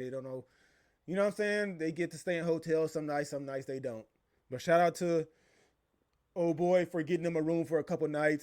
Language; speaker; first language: English; native; English